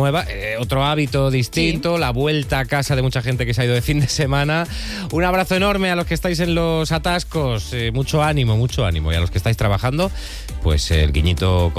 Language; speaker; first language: Spanish; native; Spanish